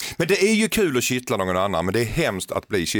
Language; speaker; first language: Swedish; native; Swedish